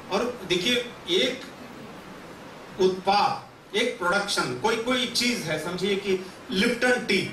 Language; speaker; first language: Hindi; non-native, local second language; Kannada